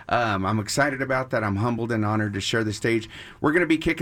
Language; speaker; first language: English; native; English